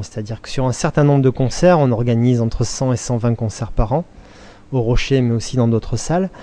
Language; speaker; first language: French; native; French